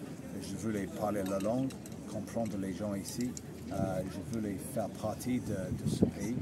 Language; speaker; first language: French; non-native, fluent; English